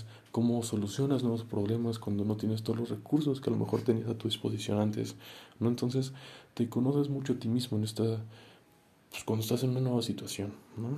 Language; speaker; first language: Spanish; native; Spanish